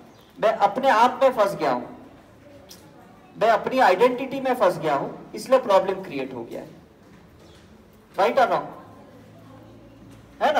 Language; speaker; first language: Hindi; native; Hindi